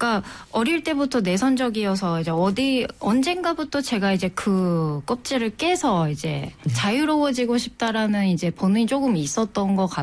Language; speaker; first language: Korean; non-native, fluent; Japanese